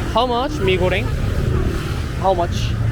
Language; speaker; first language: English; non-native, learner; Korean